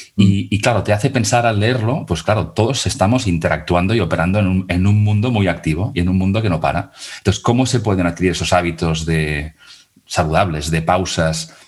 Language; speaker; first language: Spanish; non-native, local second language; Catalan